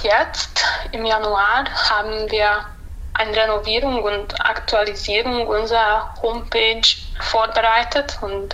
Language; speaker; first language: German; non-native, local second language; Hungarian